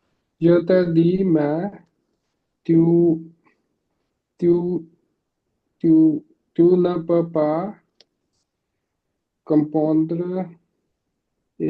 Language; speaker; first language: French; non-native, learner; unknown